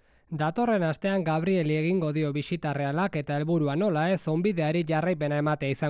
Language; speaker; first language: Basque; native; Basque